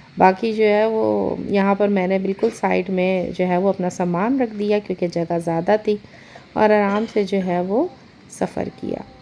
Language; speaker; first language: Urdu; native; Urdu